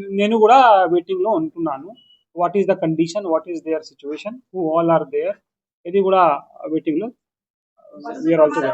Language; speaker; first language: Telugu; non-native, local second language; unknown